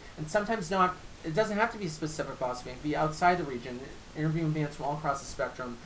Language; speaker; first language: English; native; English